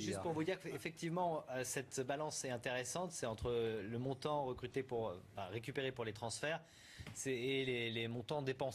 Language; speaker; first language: French; native; French